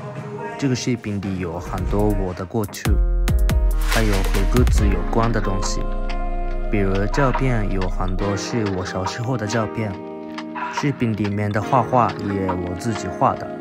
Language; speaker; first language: Chinese; non-native, fluent; Japanese